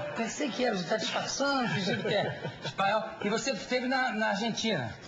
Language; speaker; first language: Portuguese; native; Portuguese